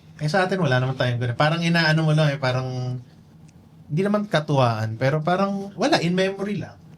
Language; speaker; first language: Filipino; native; Filipino